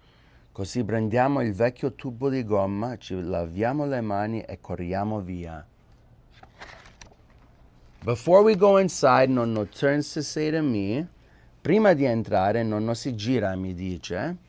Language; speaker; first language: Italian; early bilingual, heritage; English